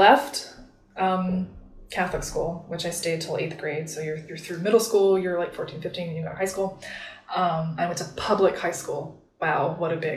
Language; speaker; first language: English; native; English